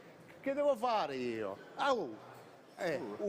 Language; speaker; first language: Italian; non-native, learner; Russian